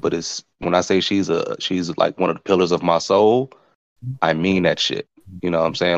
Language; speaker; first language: English; native; English